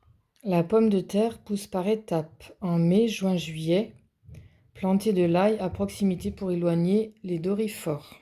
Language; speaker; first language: French; native; French